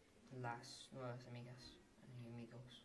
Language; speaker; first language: Spanish; non-native, learner; English